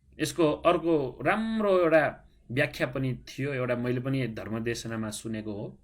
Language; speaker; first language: Nepali; non-native, local second language; Newari